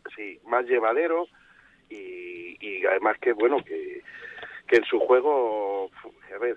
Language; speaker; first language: Spanish; native; Spanish